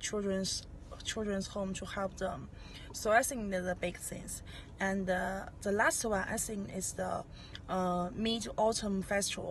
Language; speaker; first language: English; non-native, learner; Chinese